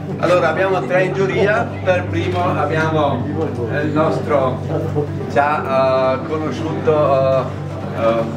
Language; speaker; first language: Italian; non-native, local second language; German